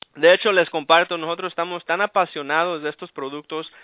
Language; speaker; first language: Spanish; early bilingual, heritage; Spanish